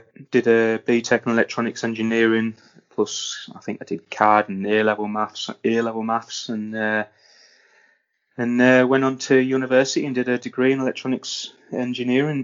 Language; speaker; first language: English; native; English